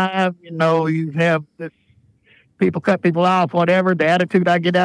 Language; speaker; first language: English; native; English